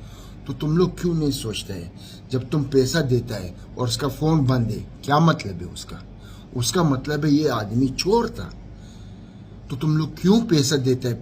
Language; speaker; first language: Hindi; non-native, learner; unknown